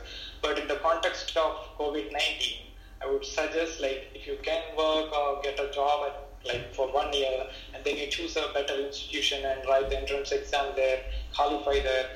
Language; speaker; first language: English; non-native, local second language; Malayalam